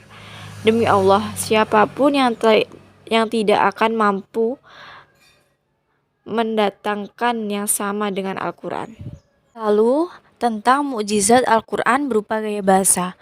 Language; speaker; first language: Indonesian; native; Indonesian